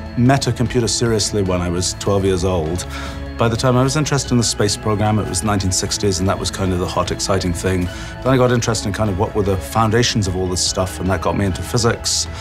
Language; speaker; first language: English; native; English